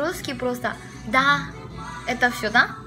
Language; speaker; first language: Russian; non-native, learner; Korean